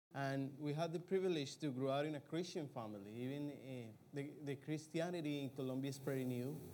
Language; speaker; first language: English; non-native, fluent; Spanish